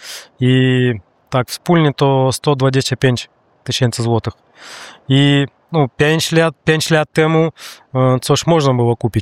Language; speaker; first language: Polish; non-native, learner; Russian